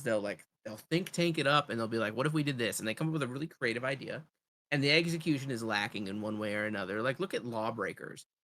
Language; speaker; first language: English; native; English